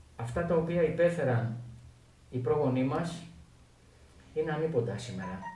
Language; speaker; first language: Greek; native; Greek